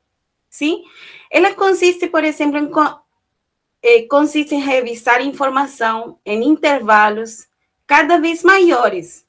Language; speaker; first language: Portuguese; non-native, fluent; Spanish